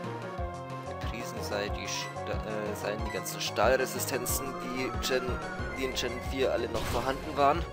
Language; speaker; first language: German; native; German